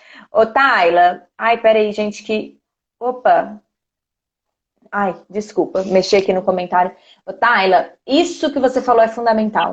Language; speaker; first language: Portuguese; native; Portuguese